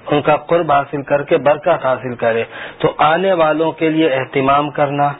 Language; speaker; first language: Urdu; native; Urdu